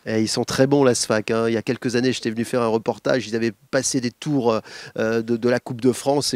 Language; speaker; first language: French; native; French